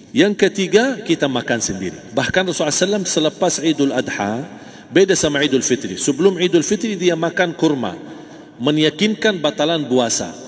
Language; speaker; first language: Malay; non-native, fluent; Arabic